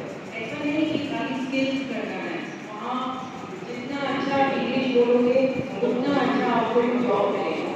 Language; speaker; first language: Hindi; non-native, local second language; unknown